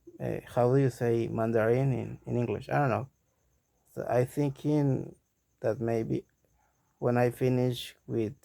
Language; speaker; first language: English; non-native, learner; Spanish